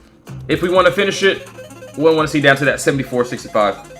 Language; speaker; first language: English; native; English